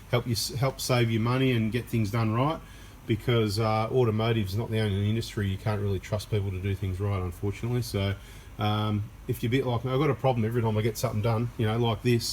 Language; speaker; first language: English; native; English